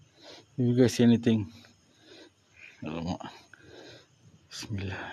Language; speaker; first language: English; non-native, local second language; Malay